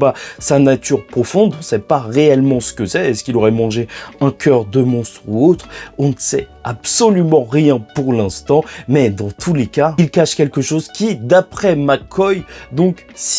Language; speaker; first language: French; native; French